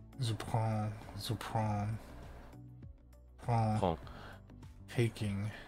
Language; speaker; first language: French; non-native, learner; English